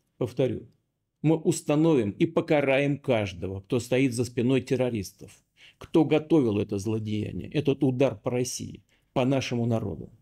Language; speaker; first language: Russian; native; Russian